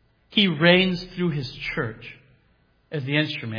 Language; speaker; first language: English; native; English